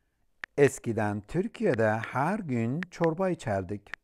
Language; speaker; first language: Turkish; non-native, learner; Central Kurdish